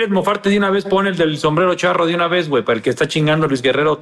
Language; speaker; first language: Spanish; native; Spanish